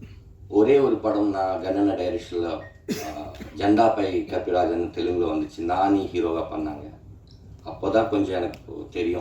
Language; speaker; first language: Tamil; non-native, learner; Telugu